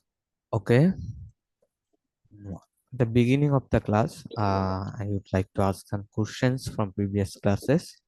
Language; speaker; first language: English; non-native, fluent; Bangla